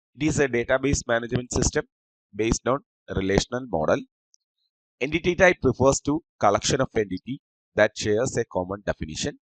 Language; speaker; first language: English; non-native, local second language; Malayalam